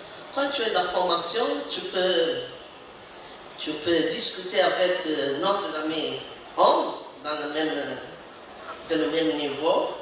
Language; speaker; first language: French; non-native, learner; Portuguese